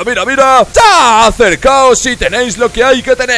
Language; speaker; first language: Spanish; native; Spanish